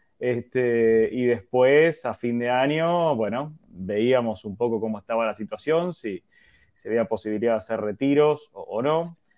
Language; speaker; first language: Spanish; native; Spanish